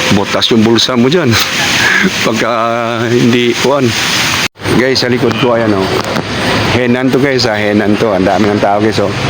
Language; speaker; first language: Filipino; non-native, local second language; Cebuano